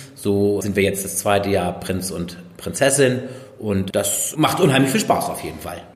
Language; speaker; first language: German; native; German